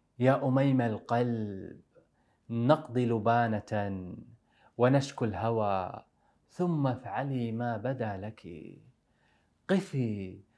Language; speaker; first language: Arabic; native; Arabic